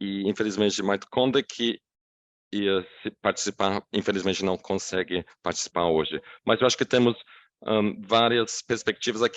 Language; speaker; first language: Portuguese; non-native, fluent; English